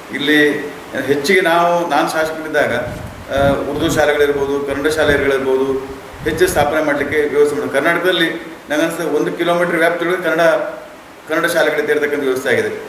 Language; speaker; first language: Kannada; native; Kannada